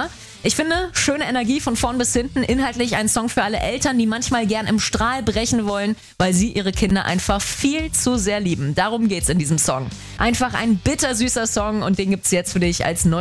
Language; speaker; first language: German; native; German